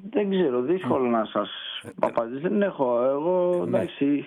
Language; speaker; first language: Greek; early bilingual, heritage; Greek